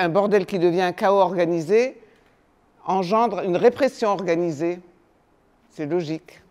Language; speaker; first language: French; native; French